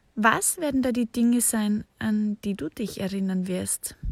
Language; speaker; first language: German; native; German